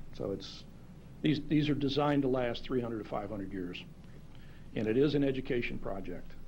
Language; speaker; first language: English; native; English